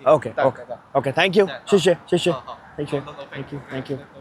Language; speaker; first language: English; non-native, local second language; Hindi